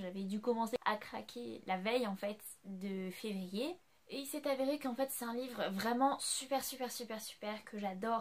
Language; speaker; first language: French; native; French